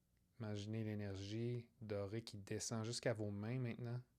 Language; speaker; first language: French; native; French